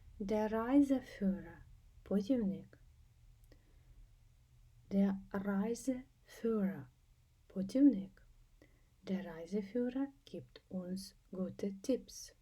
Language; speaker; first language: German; non-native, fluent; Ukrainian